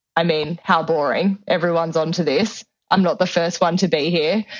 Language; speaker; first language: English; native; English